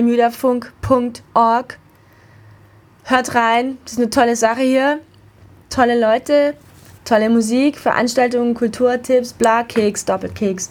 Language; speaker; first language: German; native; German